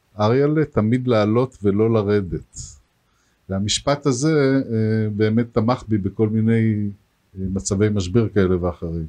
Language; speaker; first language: Hebrew; native; Hebrew